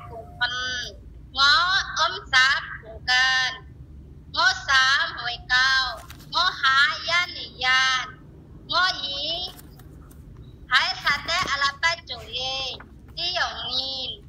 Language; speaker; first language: Cantonese; non-native, learner; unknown